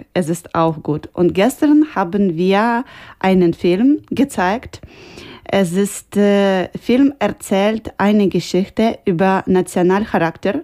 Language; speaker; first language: German; non-native, learner; Ukrainian